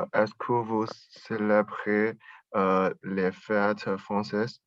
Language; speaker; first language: French; non-native, learner; Chinese